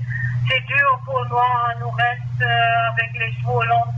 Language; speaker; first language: French; non-native, learner; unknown